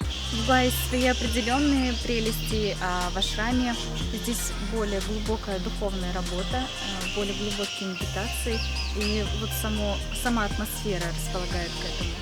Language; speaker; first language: Russian; native; Russian